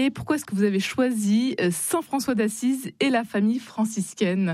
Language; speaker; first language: French; native; French